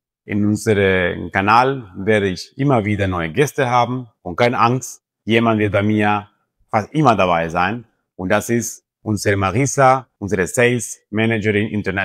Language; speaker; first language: German; non-native, fluent; Spanish